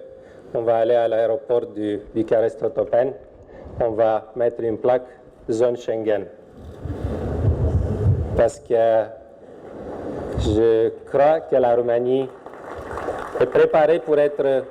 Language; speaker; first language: French; non-native, fluent; Romanian